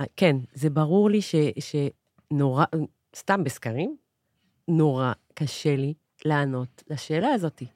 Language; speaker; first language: Hebrew; non-native, fluent; French